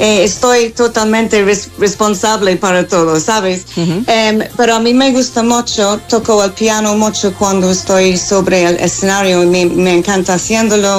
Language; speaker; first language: Spanish; non-native, fluent; English